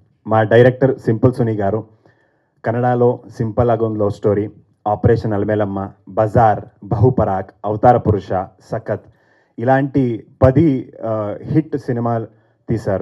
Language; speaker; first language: Telugu; non-native, fluent; Kannada